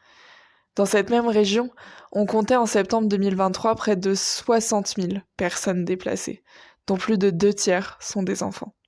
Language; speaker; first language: French; native; French